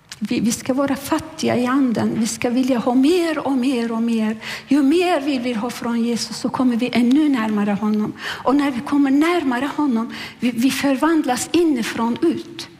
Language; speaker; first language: Swedish; non-native, fluent; Turkish